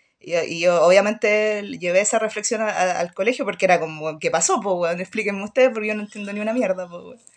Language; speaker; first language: Spanish; native; Spanish